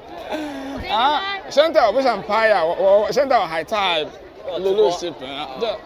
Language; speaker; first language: Chinese; non-native, learner; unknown